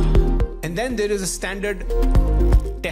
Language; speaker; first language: English; non-native, local second language; Punjabi